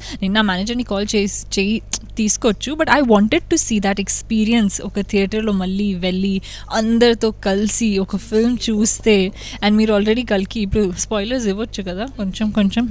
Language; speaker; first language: Telugu; non-native, local second language; Hindi